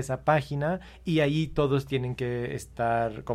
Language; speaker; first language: Spanish; non-native, fluent; English